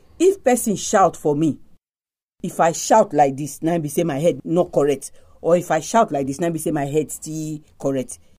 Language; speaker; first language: Nigerian Pidgin; native; Nigerian Pidgin